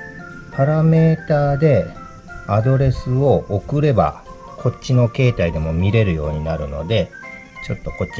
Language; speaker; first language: Japanese; native; Japanese